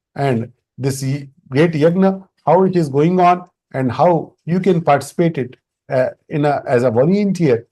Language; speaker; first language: English; non-native, local second language; Hindi